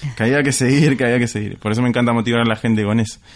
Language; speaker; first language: Spanish; native; Spanish